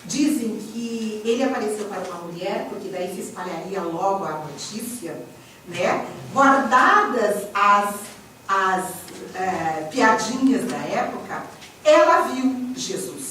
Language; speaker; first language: Portuguese; native; Portuguese